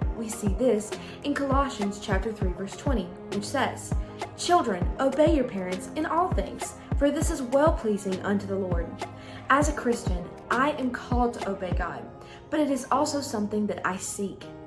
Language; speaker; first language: English; native; English